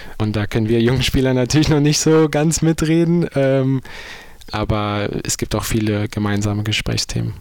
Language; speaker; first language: German; native; German